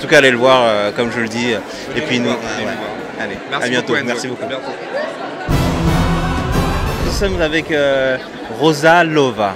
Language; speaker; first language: French; native; French